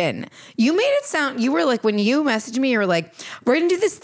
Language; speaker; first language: English; non-native, fluent; Portuguese